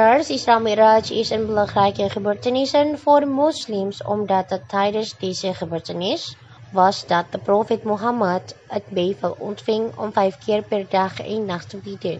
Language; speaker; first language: Dutch; non-native, fluent; Indonesian